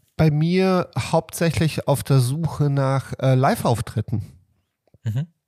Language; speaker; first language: German; early bilingual, other home language; Serbian